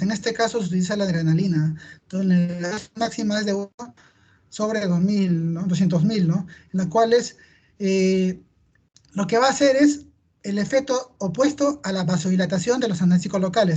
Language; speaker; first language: Spanish; native; Spanish